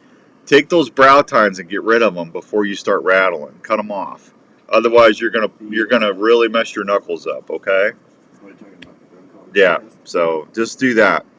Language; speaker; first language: English; native; English